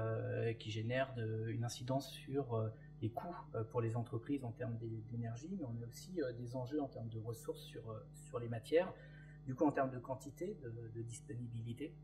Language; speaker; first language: French; native; French